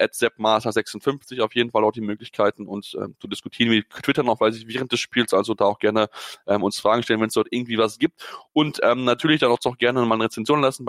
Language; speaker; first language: German; native; German